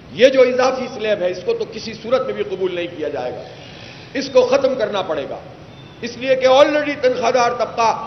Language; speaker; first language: Urdu; native; Urdu